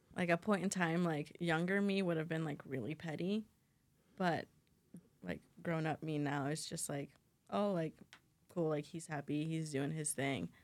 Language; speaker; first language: English; native; English